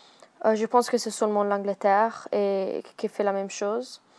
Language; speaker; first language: French; non-native, learner; Italian